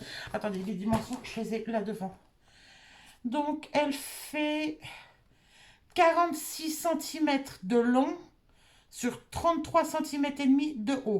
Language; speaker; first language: French; native; French